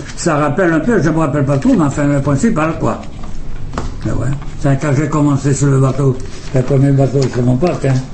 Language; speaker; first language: French; native; French